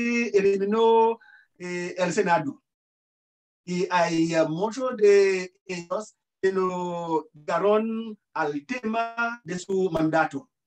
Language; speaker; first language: Spanish; non-native, fluent; Haitian Creole